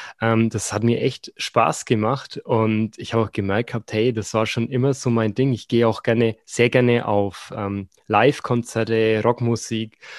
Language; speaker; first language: German; native; German